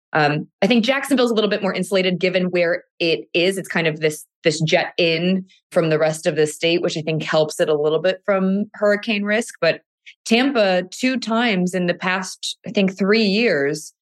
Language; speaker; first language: English; native; English